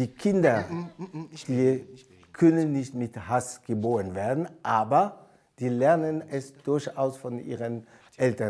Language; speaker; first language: German; non-native, fluent; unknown